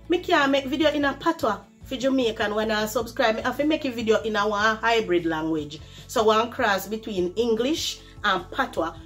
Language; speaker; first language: English; non-native, local second language; Jamaican Creole English